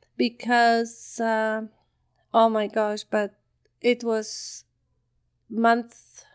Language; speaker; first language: English; non-native, fluent; Polish